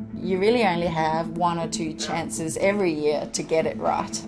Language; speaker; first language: English; non-native, fluent; Danish